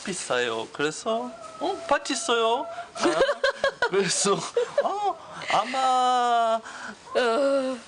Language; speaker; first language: Korean; non-native, learner; French